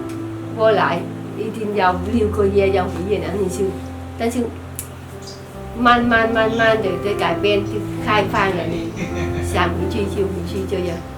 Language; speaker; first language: Chinese; non-native, learner; Vietnamese